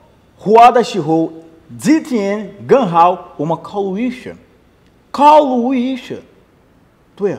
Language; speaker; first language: Chinese; non-native, learner; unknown